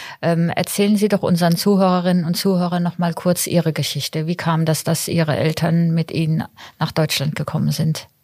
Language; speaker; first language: German; native; German